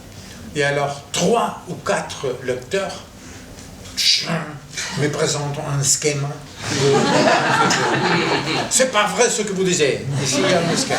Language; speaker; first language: French; non-native, fluent; Catalan